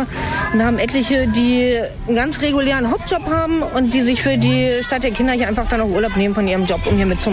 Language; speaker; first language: German; native; German